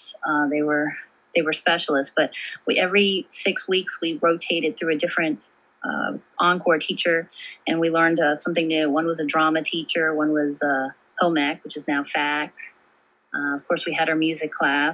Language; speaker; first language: English; native; English